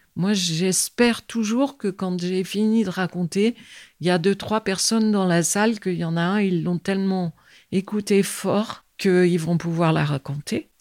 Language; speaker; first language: French; native; French